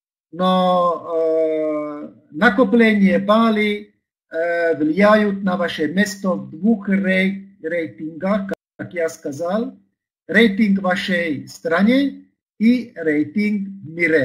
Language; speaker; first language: Russian; non-native, learner; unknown